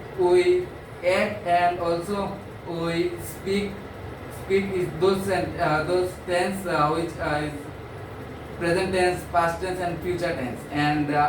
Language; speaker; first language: English; non-native, learner; Bangla